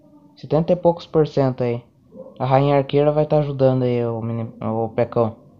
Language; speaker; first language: Portuguese; native; Portuguese